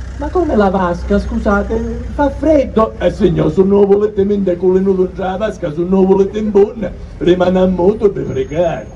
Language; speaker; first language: Italian; native; Italian